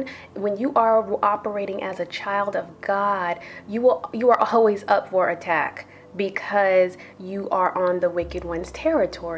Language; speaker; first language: English; native; English